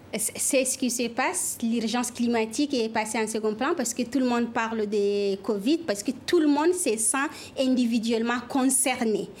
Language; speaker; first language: French; non-native, local second language; Fula